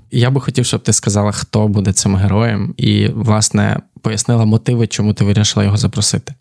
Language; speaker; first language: Ukrainian; native; Ukrainian